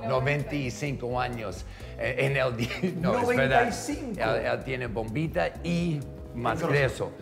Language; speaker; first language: Spanish; non-native, learner; English